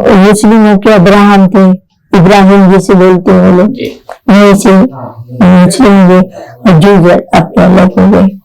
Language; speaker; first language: Hindi; non-native, local second language; Marathi